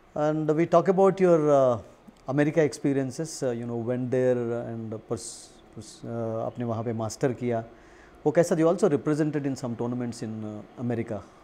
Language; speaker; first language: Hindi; non-native, local second language; Telugu